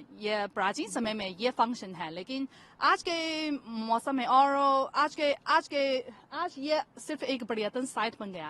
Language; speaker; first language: Hindi; non-native, fluent; Chinese